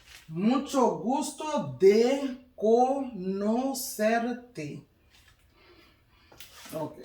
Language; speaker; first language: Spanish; non-native, learner; Haitian Creole